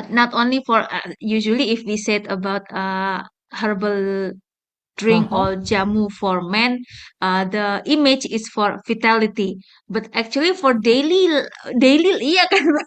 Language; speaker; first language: English; non-native, fluent; Indonesian